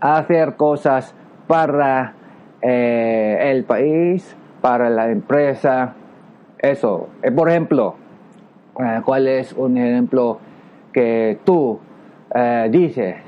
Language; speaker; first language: Spanish; non-native, learner; Japanese